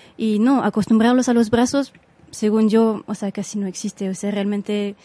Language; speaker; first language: Spanish; non-native, fluent; French